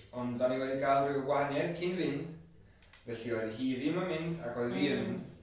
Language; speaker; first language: Welsh; non-native, fluent; Spanish